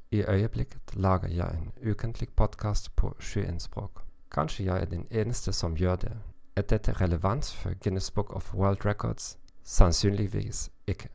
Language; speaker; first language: Norwegian; non-native, learner; German